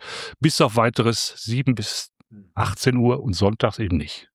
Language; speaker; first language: German; native; German